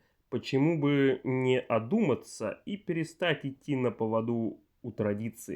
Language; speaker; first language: Russian; native; Russian